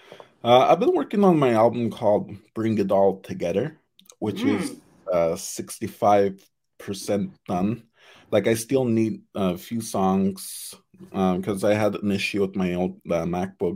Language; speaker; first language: English; non-native, fluent; Cree